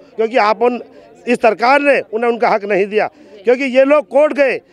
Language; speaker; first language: Hindi; native; Hindi